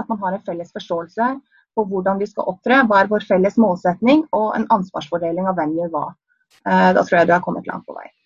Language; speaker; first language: Norwegian; native; Norwegian